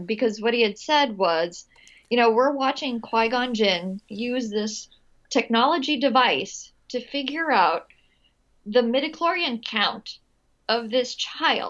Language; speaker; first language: English; non-native, local second language; Filipino